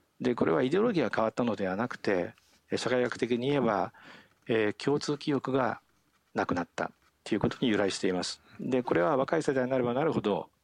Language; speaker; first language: Japanese; native; Japanese